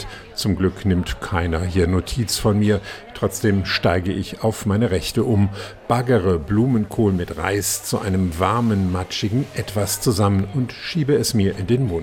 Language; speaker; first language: German; native; German